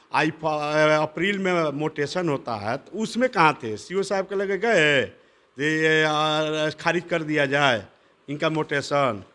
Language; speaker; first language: Hindi; native; Hindi